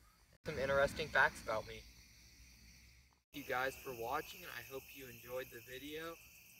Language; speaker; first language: English; native; English